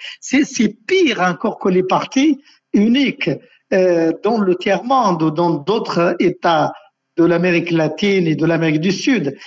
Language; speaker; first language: French; non-native, local second language; Arabic